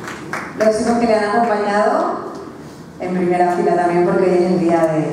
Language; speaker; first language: Spanish; native; Spanish